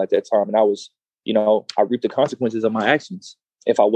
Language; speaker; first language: English; native; English